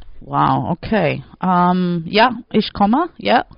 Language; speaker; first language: German; non-native, learner; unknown